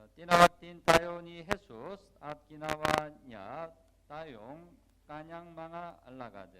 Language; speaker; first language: Filipino; non-native, learner; Korean